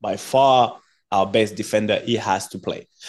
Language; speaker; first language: English; non-native, fluent; French